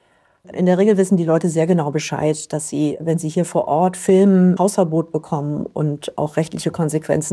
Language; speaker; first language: German; native; German